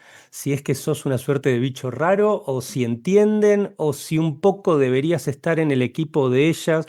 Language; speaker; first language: Spanish; native; Spanish